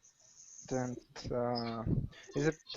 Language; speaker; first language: English; non-native, learner; Russian